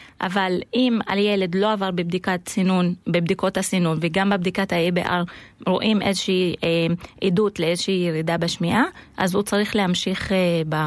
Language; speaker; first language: Hebrew; non-native, local second language; Arabic